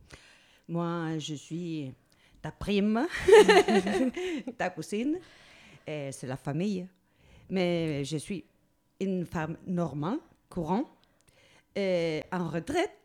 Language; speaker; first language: French; non-native, learner; Spanish